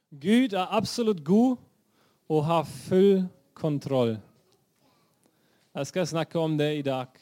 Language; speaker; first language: Norwegian; non-native, fluent; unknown